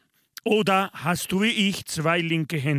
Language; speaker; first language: German; non-native, learner; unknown